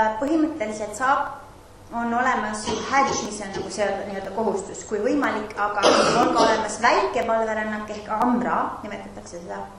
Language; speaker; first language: Estonian; non-native, fluent; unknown